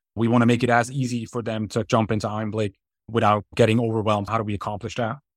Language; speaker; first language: English; non-native, fluent; German